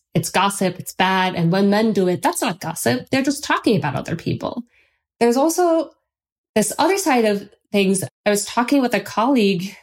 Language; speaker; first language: English; non-native, fluent; Turkish